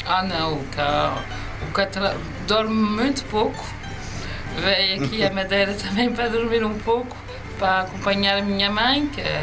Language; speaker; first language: Portuguese; early bilingual, heritage; Portuguese